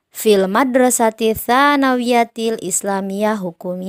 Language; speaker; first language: Arabic; non-native, fluent; Indonesian